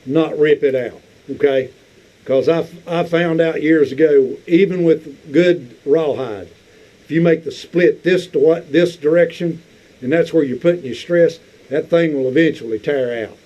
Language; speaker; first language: English; native; English